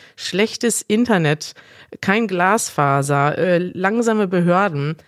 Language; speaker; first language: German; native; German